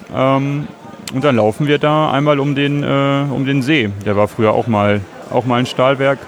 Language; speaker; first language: German; native; German